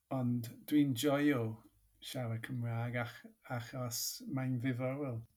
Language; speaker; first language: Welsh; non-native, learner; English